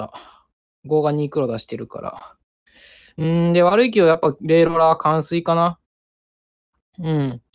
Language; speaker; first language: Japanese; native; Japanese